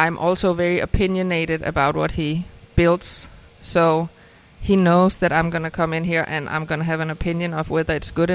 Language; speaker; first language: English; non-native, fluent; Danish